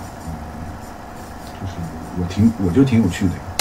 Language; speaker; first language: Chinese; native; Chinese